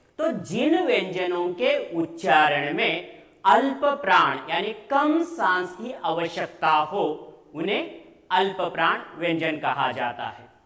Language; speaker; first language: Hindi; non-native, local second language; Marathi